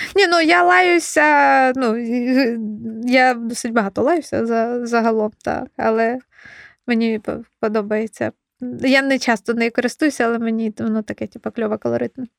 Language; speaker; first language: Ukrainian; non-native, local second language; Russian